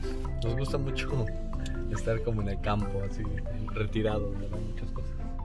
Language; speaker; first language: Spanish; native; Spanish